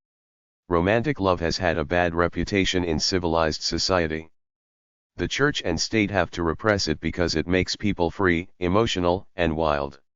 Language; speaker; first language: English; native; English